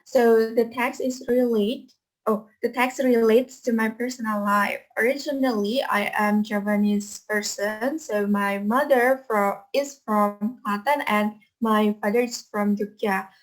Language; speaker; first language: English; non-native, fluent; Indonesian